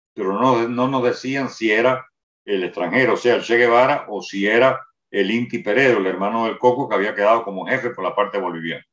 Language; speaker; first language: Spanish; native; Spanish